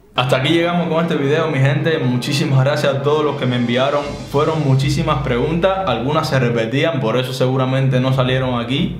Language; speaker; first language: Spanish; native; Spanish